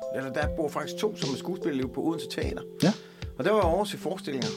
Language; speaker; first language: Danish; native; Danish